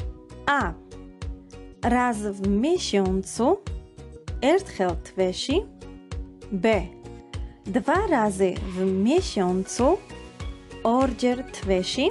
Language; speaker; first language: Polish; non-native, fluent; Georgian